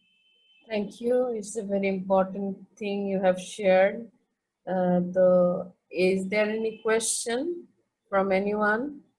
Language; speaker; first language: English; non-native, local second language; Bangla